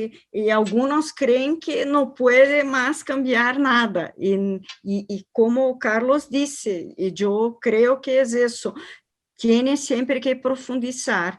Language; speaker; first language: Spanish; non-native, learner; Portuguese